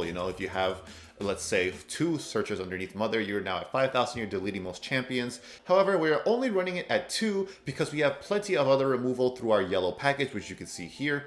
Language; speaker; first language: English; native; English